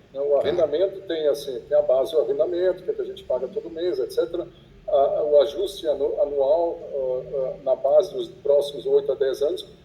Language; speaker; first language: Portuguese; non-native, fluent; German